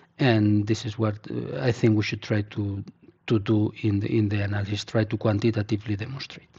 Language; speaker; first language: English; non-native, fluent; Spanish